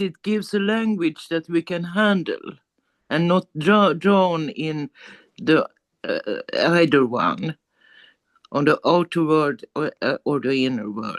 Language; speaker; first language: English; non-native, learner; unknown